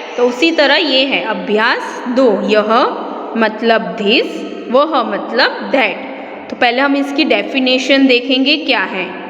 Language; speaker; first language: Hindi; non-native, local second language; Gujarati